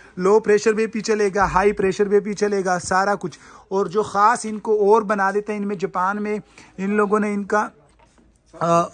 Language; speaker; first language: Urdu; non-native, local second language; Pashto